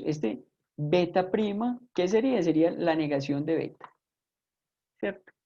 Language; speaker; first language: Spanish; native; Spanish